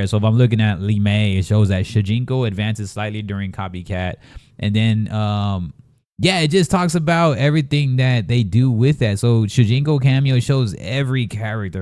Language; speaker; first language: English; native; English